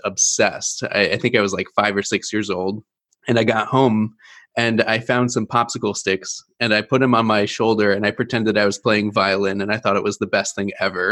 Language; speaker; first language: English; native; English